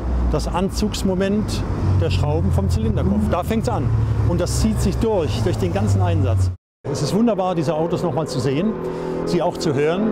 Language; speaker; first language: German; native; German